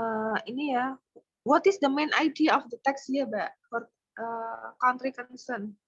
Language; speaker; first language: English; non-native, fluent; Indonesian